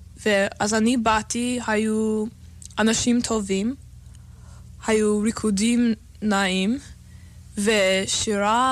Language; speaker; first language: Hebrew; non-native, learner; English